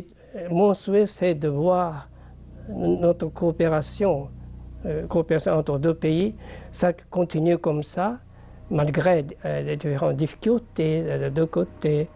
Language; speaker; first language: French; non-native, fluent; Japanese